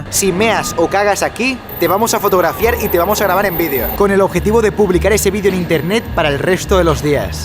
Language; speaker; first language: Spanish; native; Spanish